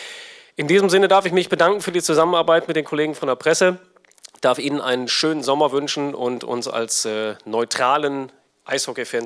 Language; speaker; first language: German; native; German